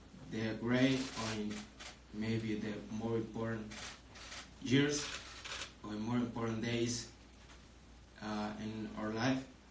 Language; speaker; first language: English; non-native, learner; Spanish